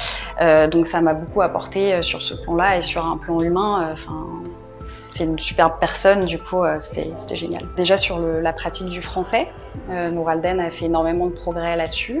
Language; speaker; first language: French; native; French